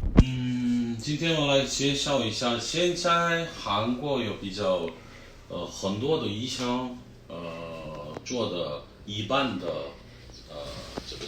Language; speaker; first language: Chinese; non-native, learner; Korean